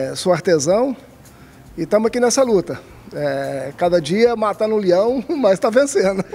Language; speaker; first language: Portuguese; native; Portuguese